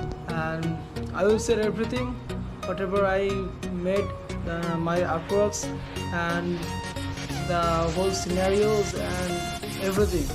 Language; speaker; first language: English; non-native, local second language; Bangla